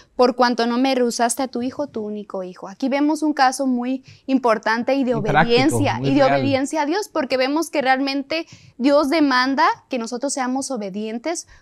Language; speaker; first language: Spanish; native; Spanish